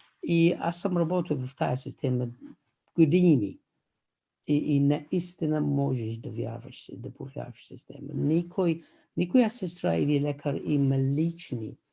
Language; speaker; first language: Bulgarian; non-native, fluent; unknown